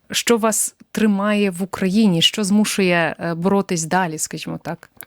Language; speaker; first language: Ukrainian; native; Ukrainian